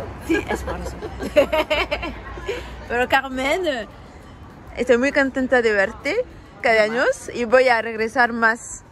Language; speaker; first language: Spanish; non-native, fluent; French